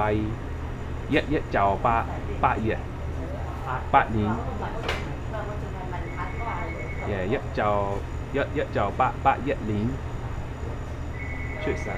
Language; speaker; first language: Cantonese; non-native, learner; English